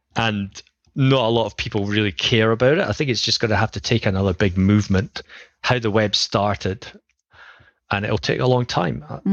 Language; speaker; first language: English; native; English